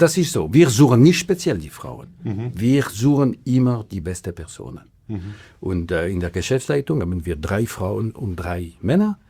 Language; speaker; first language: German; non-native, local second language; French